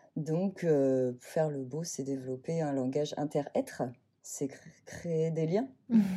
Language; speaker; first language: French; native; French